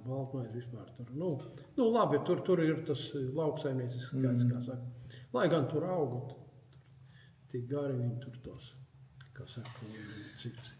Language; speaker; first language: Latvian; native; Latvian